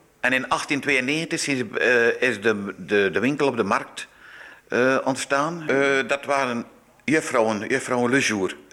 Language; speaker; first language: Dutch; native; Dutch